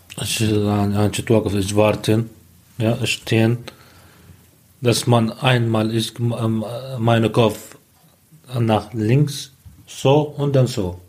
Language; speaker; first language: German; non-native, learner; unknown